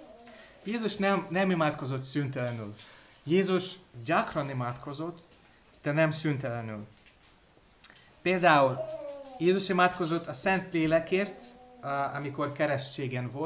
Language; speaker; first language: Hungarian; non-native, learner; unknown